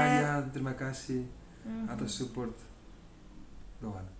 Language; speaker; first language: Indonesian; non-native, learner; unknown